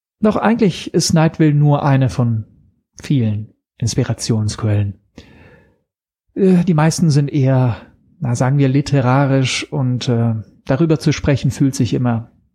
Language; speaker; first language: German; non-native, fluent; Italian